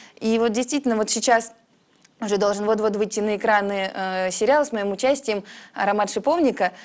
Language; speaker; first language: Russian; early bilingual, heritage; Russian